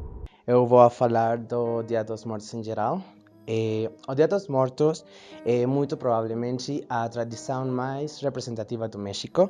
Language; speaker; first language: Portuguese; non-native, learner; Spanish